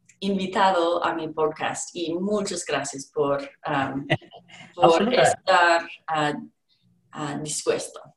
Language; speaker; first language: Spanish; non-native, learner; English